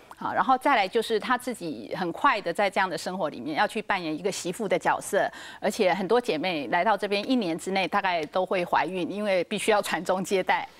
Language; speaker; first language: Chinese; native; Chinese